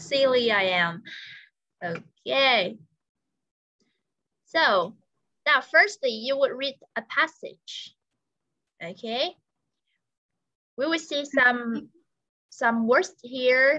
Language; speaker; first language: English; non-native, fluent; Vietnamese